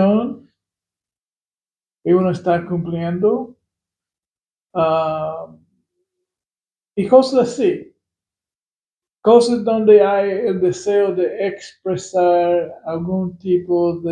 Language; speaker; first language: Spanish; non-native, fluent; English